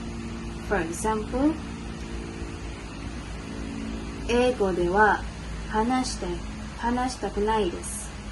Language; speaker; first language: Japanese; non-native, learner; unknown